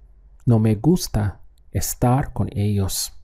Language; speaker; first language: Spanish; non-native, fluent; English